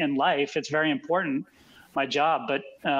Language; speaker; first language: English; native; English